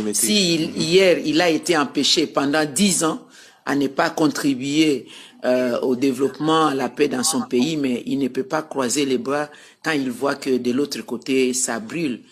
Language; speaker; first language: French; non-native, local second language; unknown